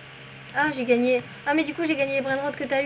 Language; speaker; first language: French; native; French